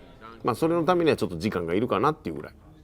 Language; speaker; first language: Japanese; native; Japanese